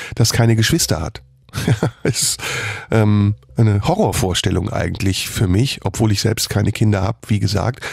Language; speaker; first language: German; early bilingual, other home language; Turkish